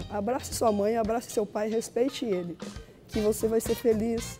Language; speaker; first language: Portuguese; native; Portuguese